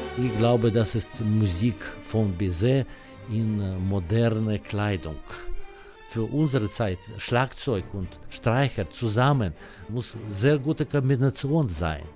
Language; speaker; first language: German; non-native, learner; Russian